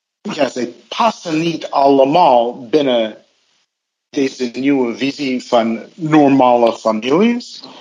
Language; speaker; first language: Dutch; non-native, fluent; English